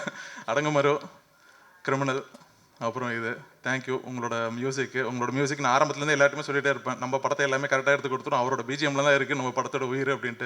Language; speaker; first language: Tamil; native; Tamil